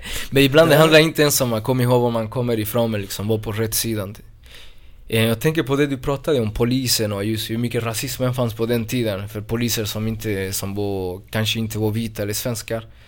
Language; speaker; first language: Swedish; non-native, fluent; Spanish